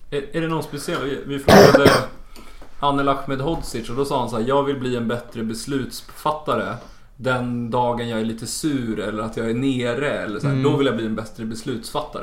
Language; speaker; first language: Swedish; native; Swedish